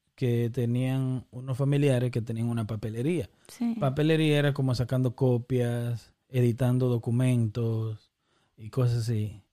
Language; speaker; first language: Spanish; native; Spanish